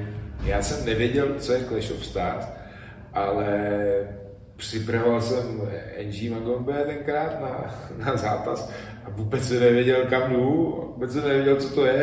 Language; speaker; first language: Czech; native; Czech